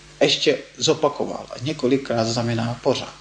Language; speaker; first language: Czech; non-native, fluent; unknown